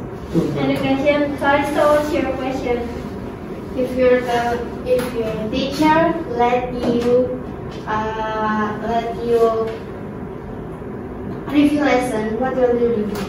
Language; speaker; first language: English; non-native, learner; Indonesian